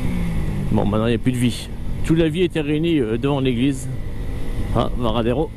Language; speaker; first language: French; native; French